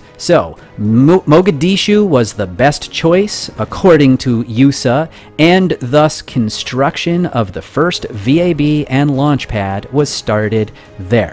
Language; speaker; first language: English; native; English